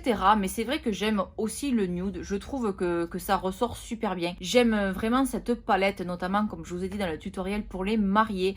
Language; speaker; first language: French; native; French